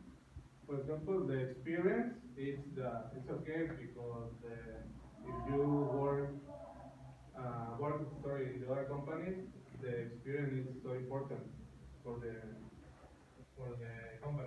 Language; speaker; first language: English; non-native, learner; Spanish